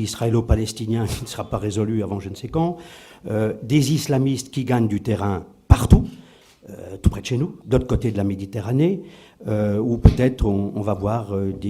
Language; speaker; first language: French; native; French